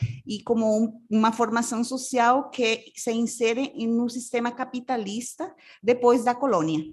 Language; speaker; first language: Portuguese; non-native, fluent; Spanish